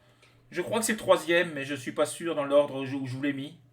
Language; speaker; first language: French; native; French